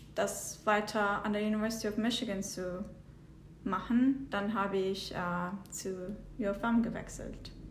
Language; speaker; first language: German; non-native, fluent; Turkish